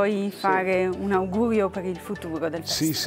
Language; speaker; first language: Italian; native; Italian